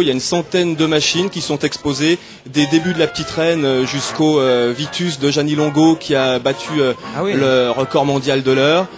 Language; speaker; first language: French; native; French